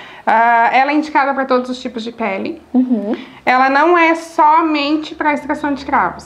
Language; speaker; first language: Portuguese; native; Portuguese